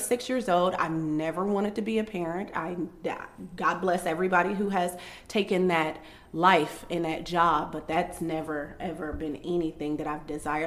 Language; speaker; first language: English; native; English